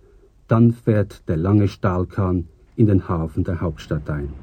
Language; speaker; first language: German; native; German